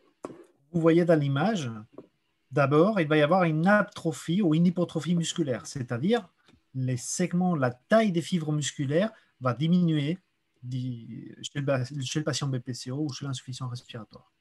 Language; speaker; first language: French; native; French